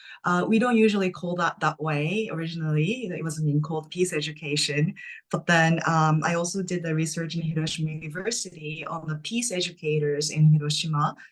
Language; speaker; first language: English; non-native, fluent; Japanese